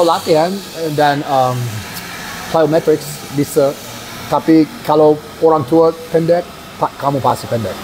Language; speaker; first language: Indonesian; non-native, learner; English